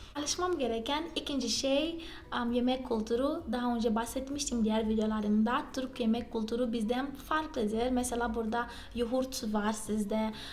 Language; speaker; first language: Turkish; non-native, fluent; Portuguese